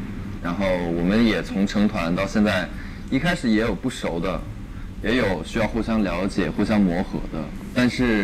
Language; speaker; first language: Chinese; native; Chinese